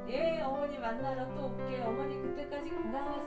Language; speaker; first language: Korean; native; Korean